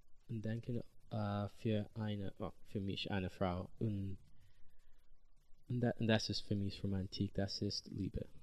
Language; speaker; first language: German; non-native, learner; English